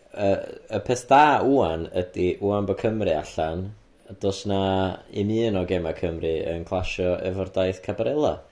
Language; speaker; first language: Welsh; native; Welsh